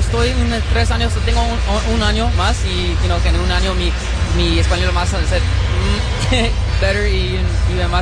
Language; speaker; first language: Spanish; early bilingual, heritage; Spanish